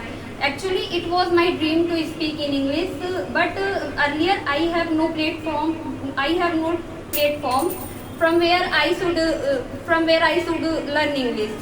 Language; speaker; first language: English; non-native, learner; Hindi